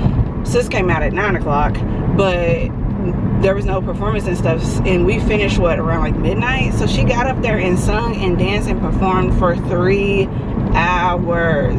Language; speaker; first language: English; native; English